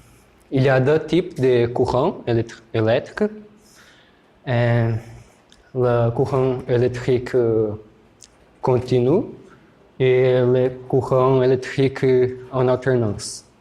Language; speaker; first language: French; non-native, learner; Portuguese